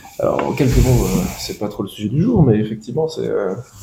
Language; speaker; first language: French; native; French